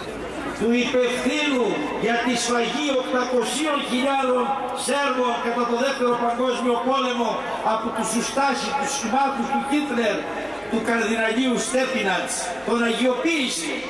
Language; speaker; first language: Greek; native; Greek